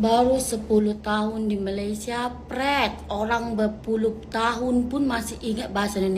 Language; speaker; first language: Indonesian; non-native, local second language; Malay